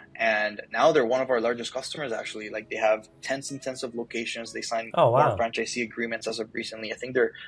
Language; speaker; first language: English; early bilingual, other home language; Spanish